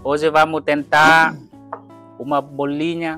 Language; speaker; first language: Portuguese; non-native, learner; Vietnamese